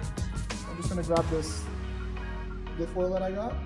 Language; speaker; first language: English; native; English